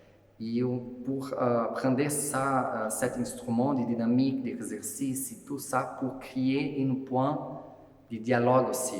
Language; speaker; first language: French; non-native, fluent; Portuguese